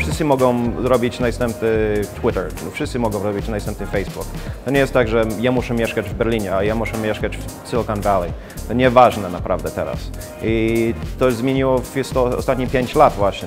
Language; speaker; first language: Polish; non-native, fluent; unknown